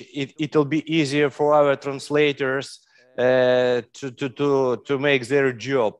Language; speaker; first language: English; non-native, learner; Hindi